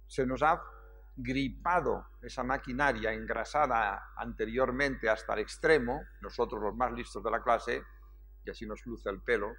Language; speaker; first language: Spanish; native; Spanish